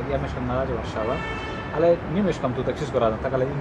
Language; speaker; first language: Polish; non-native, learner; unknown